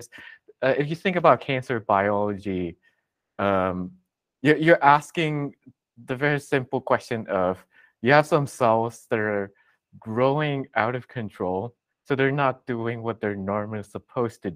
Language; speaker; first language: English; non-native, local second language; Cantonese